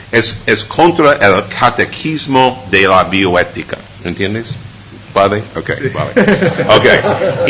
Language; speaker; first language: Spanish; non-native, fluent; English